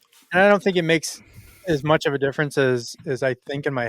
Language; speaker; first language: English; native; English